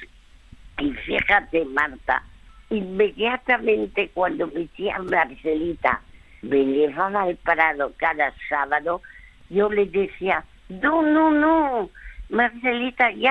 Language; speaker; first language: Spanish; early bilingual, other home language; French